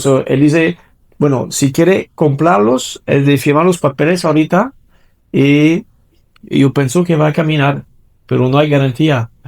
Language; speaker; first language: Spanish; non-native, fluent; French